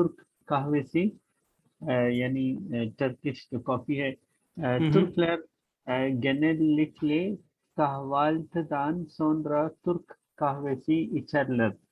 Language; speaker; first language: Turkish; non-native, learner; Urdu